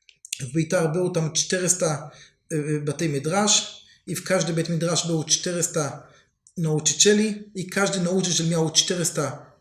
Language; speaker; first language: Polish; non-native, learner; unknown